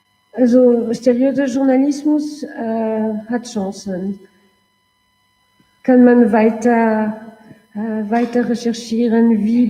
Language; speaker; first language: German; non-native, local second language; French